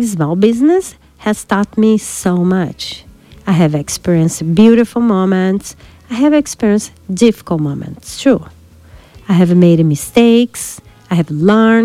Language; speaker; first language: English; non-native, fluent; Portuguese